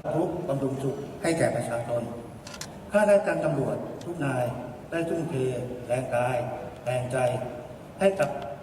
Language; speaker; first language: Thai; native; Thai